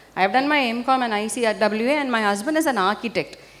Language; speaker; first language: English; non-native, local second language; Tamil